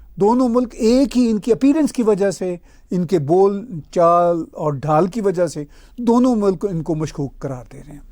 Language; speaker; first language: Urdu; non-native, local second language; Punjabi